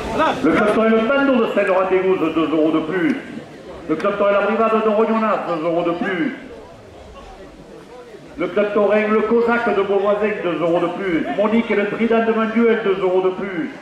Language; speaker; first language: French; native; French